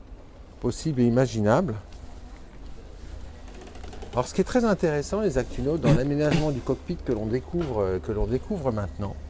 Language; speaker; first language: French; native; French